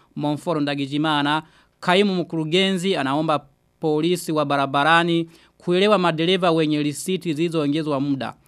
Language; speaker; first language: Swahili; non-native, local second language; Rundi